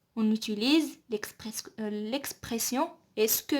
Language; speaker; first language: French; non-native, local second language; Arabic